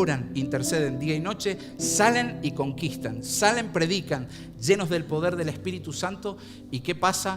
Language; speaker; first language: Spanish; native; Spanish